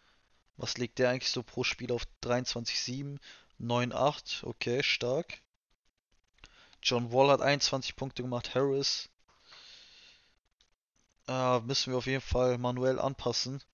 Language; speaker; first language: German; native; German